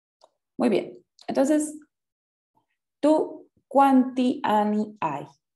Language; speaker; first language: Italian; non-native, fluent; Spanish